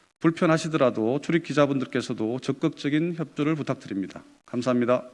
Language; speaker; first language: Korean; native; Korean